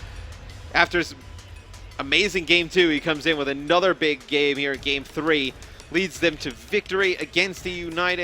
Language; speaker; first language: English; native; English